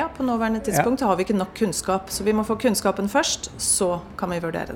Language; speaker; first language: Norwegian; non-native, fluent; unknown